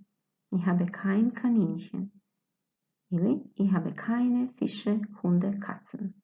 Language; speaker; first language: German; non-native, fluent; Croatian